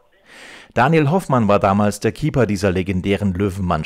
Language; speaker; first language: German; native; German